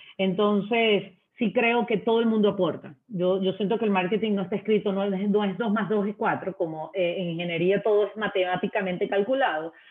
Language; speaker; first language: Spanish; native; Spanish